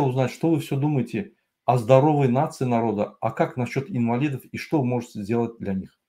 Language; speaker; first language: Russian; native; Russian